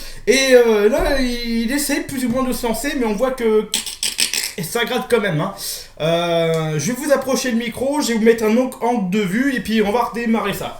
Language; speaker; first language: French; native; French